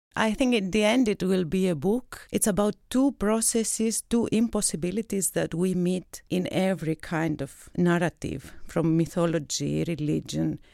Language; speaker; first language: English; non-native, fluent; Greek